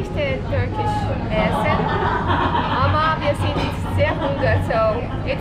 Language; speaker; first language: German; non-native, learner; Turkish